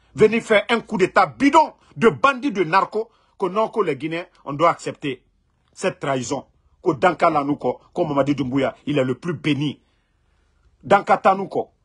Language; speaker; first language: French; non-native, local second language; Mandingo